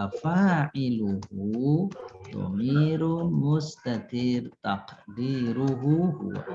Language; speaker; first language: Arabic; non-native, fluent; Indonesian